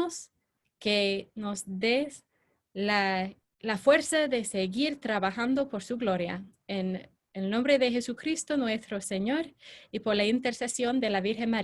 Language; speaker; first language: Spanish; non-native, fluent; English